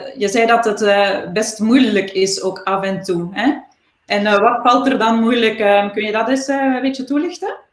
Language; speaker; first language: Dutch; native; Dutch